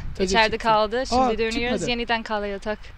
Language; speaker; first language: Turkish; non-native, fluent; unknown